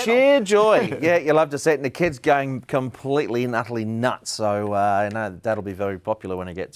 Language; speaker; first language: English; native; English